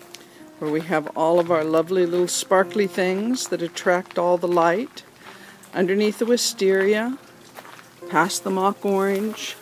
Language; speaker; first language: English; native; English